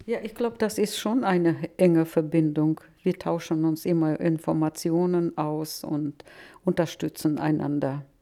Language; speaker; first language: German; non-native, fluent; Russian